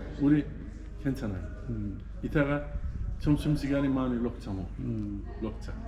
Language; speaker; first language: Korean; non-native, learner; Uzbek